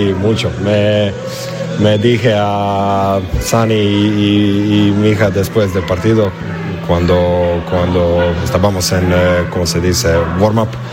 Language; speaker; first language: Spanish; non-native, learner; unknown